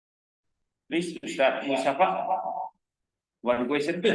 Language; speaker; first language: English; non-native, learner; Indonesian